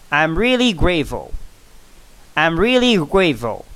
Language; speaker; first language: English; non-native, fluent; Chinese